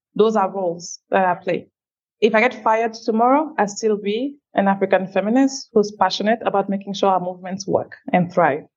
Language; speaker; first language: English; non-native, local second language; French